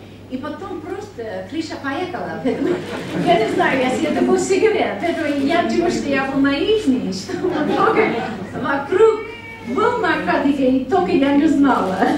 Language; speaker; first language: Russian; non-native, learner; English